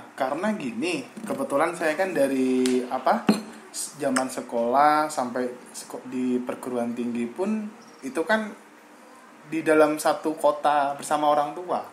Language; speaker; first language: Indonesian; native; Indonesian